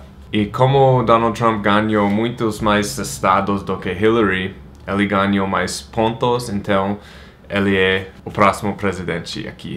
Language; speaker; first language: Portuguese; non-native, fluent; English